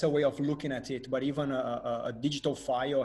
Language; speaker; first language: English; non-native, fluent; Portuguese